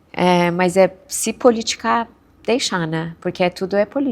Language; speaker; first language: Portuguese; non-native, fluent; Persian